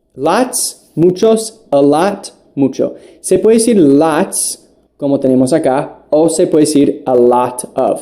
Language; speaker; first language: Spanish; non-native, fluent; English